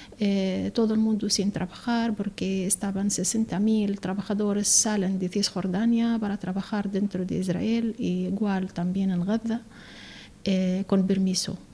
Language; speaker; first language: Spanish; non-native, learner; Arabic